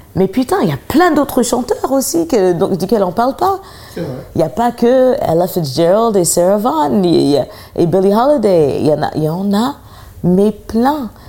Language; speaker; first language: French; early bilingual, other home language; English